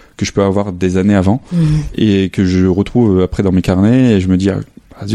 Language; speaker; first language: French; native; French